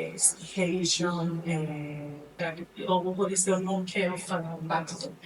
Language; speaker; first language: Portuguese; non-native, learner; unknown